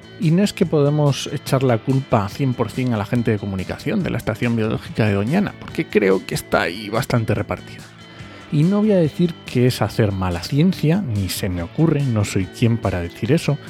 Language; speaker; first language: Spanish; native; Spanish